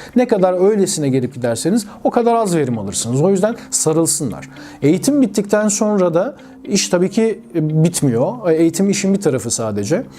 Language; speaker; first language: Turkish; native; Turkish